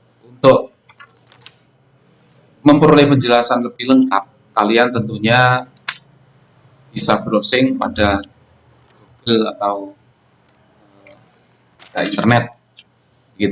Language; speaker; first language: Indonesian; non-native, local second language; Javanese